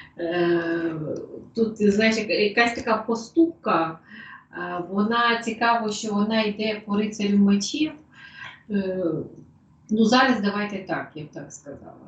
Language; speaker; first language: Ukrainian; non-native, local second language; Russian